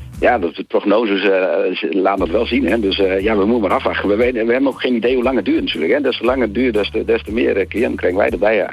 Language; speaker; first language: Dutch; native; Dutch